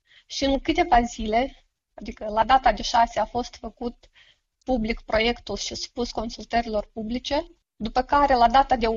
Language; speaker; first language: Romanian; native; Romanian